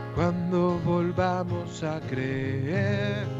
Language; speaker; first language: Spanish; native; Spanish